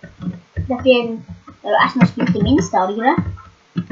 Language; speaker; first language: Norwegian; native; Norwegian